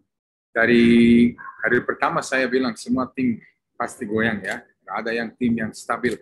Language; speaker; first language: Indonesian; non-native, fluent; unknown